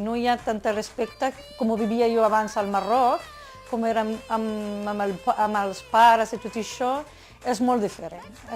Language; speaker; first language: Catalan; non-native, fluent; Arabic